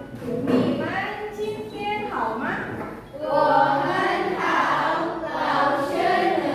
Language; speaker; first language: Chinese; non-native, fluent; Indonesian